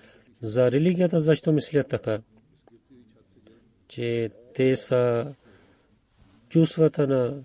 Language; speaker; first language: Bulgarian; non-native, fluent; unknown